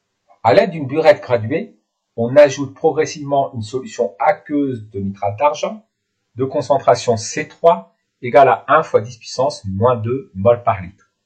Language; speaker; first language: French; native; French